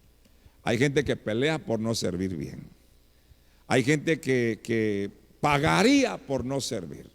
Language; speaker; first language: Spanish; native; Spanish